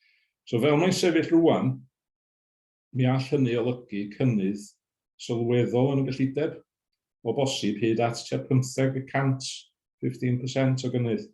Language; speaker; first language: Welsh; native; Welsh